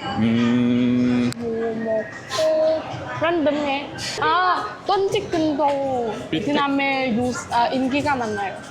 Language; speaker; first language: Korean; non-native, learner; Vietnamese